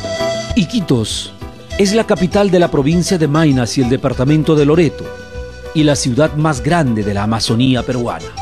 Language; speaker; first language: Spanish; native; Spanish